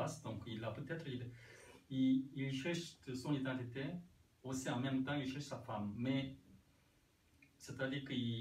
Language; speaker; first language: French; non-native, learner; Korean